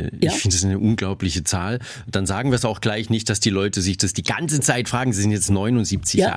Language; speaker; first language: German; native; German